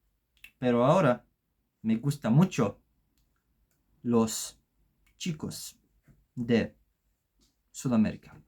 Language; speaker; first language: Spanish; non-native, learner; Polish